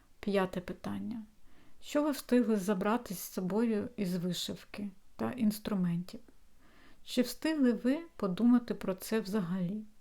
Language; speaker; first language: Ukrainian; non-native, local second language; Russian